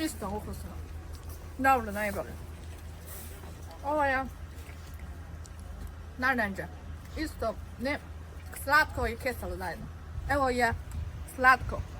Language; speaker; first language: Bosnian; non-native, learner; Chinese